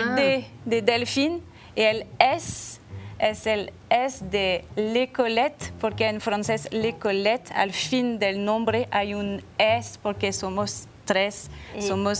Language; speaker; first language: Spanish; non-native, learner; French